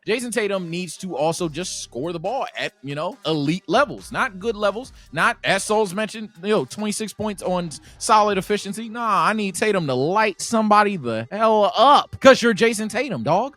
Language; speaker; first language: English; native; English